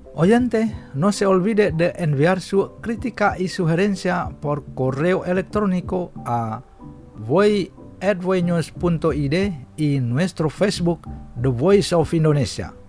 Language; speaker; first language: Spanish; non-native, fluent; Indonesian